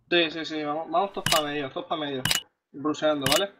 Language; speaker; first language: Spanish; native; Spanish